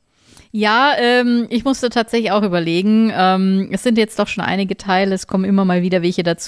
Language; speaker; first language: German; native; German